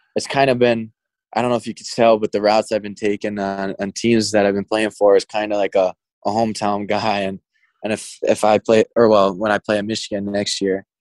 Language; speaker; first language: English; native; English